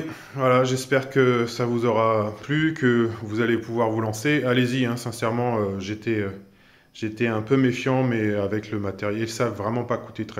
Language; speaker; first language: French; native; French